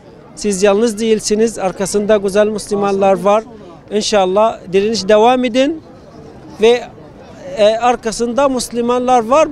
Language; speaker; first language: Turkish; non-native, fluent; Arabic